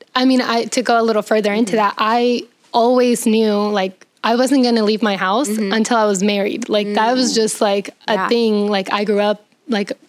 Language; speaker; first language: English; early bilingual, other home language; Spanish